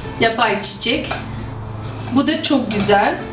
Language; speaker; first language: Turkish; non-native, fluent; Arabic